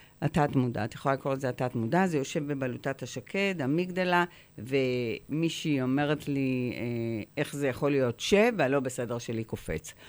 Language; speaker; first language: Hebrew; native; Hebrew